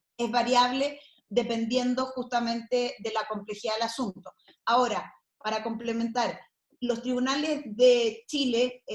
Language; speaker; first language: Spanish; native; Spanish